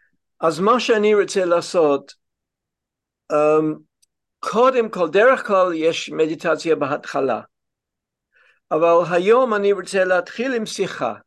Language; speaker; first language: Hebrew; non-native, fluent; English